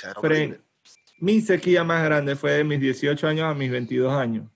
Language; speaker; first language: Spanish; native; Spanish